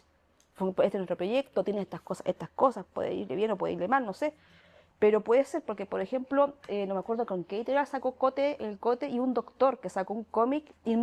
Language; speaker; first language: Spanish; native; Spanish